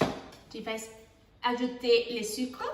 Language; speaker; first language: French; non-native, fluent; Spanish